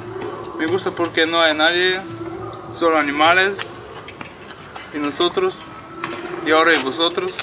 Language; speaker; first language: Spanish; non-native, learner; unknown